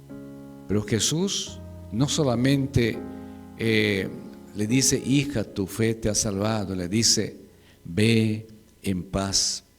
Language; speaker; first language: Spanish; native; Spanish